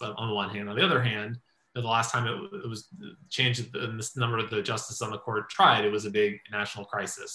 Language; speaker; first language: English; native; English